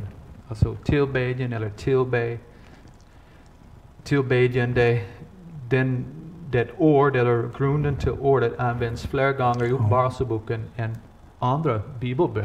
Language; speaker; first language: Swedish; non-native, fluent; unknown